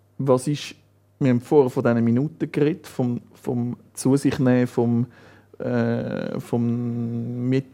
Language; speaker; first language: German; native; German